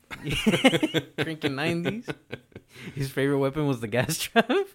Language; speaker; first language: English; early bilingual, other home language; Spanish